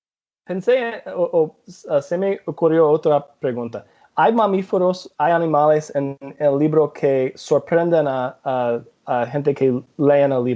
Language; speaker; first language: Spanish; non-native, fluent; English